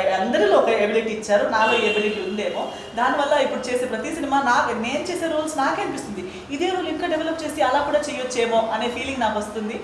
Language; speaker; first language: Telugu; non-native, fluent; Konkani